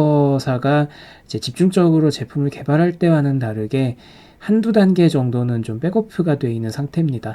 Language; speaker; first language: Korean; native; Korean